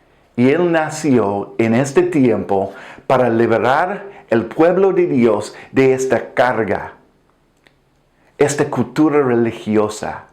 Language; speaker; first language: Spanish; non-native, fluent; English